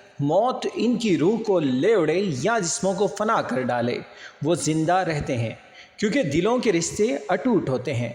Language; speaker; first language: Urdu; native; Urdu